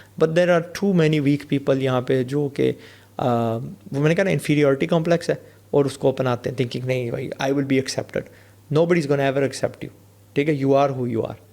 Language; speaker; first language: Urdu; non-native, fluent; English